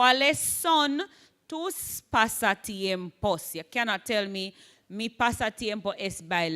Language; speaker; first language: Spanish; non-native, fluent; English